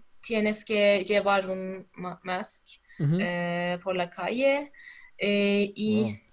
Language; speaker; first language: Spanish; non-native, learner; Turkish